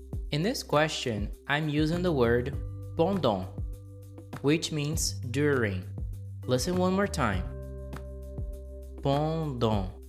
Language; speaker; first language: English; non-native, fluent; Portuguese